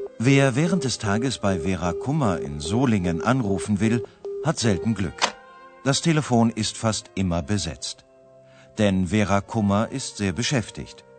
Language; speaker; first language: German; native; German